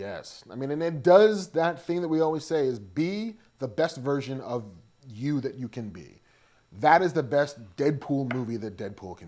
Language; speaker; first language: English; native; English